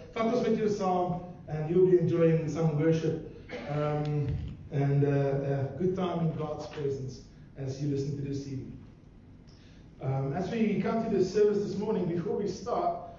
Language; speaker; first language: English; non-native, local second language; Afrikaans